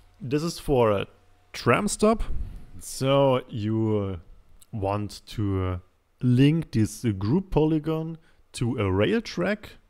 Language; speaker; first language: English; non-native, fluent; German